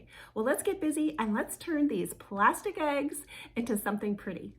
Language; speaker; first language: English; native; English